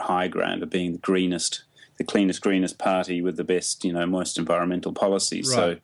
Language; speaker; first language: English; native; English